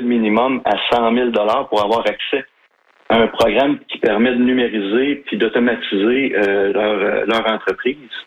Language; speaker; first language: French; native; French